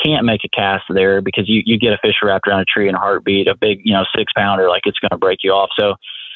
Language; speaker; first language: English; native; English